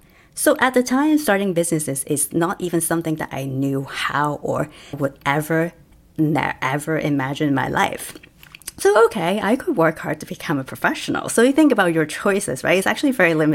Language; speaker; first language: English; non-native, local second language; Cantonese